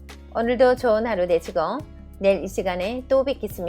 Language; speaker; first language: Korean; native; Korean